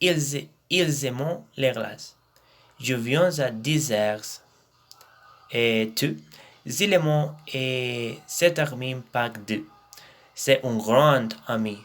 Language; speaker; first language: French; non-native, learner; Spanish